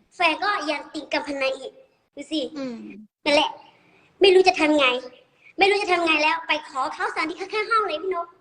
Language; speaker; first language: Thai; non-native, fluent; Burmese